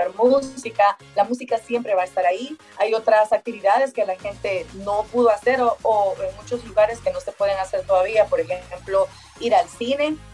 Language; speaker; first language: Spanish; native; Spanish